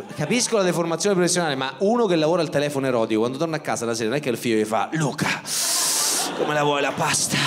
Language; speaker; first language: Italian; native; Italian